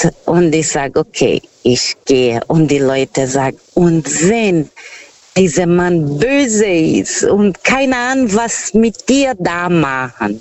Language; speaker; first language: German; non-native, fluent; Portuguese